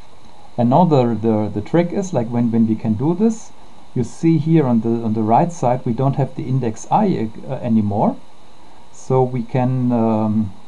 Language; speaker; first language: English; non-native, fluent; German